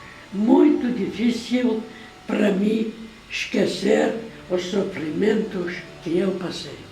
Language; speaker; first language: Portuguese; non-native, fluent; Polish